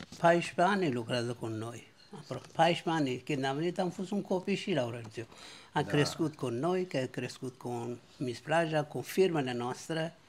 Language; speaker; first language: Romanian; non-native, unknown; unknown